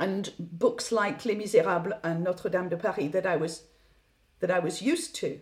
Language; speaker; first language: English; native; English